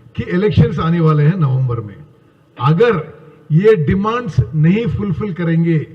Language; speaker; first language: Hindi; non-native, local second language; Telugu